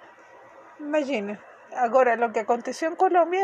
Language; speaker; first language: Portuguese; non-native, fluent; Spanish